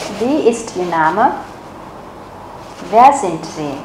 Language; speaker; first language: German; non-native, fluent; Vietnamese